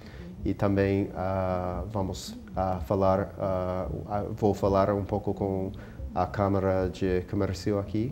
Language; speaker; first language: Portuguese; non-native, fluent; English